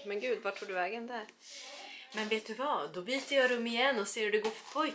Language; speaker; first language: Swedish; native; Swedish